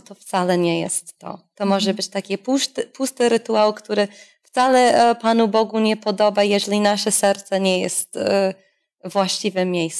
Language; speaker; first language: Polish; non-native, fluent; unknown